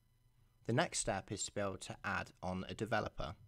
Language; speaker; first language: English; native; English